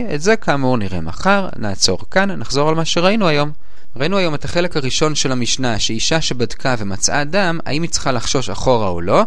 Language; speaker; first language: Hebrew; native; Hebrew